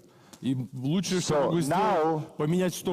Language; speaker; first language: Russian; native; Russian